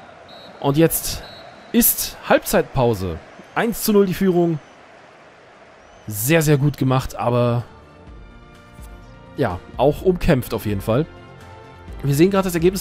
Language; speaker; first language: German; native; German